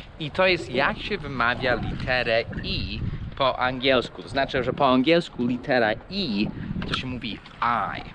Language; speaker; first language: Polish; non-native, fluent; English